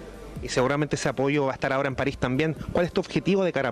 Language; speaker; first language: Spanish; native; Spanish